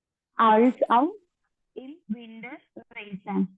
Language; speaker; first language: German; non-native, learner; Malayalam